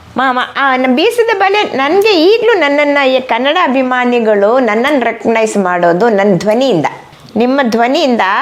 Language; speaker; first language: Kannada; non-native, local second language; Malayalam